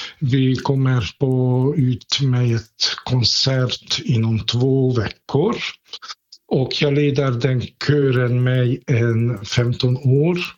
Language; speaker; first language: Swedish; non-native, fluent; Hungarian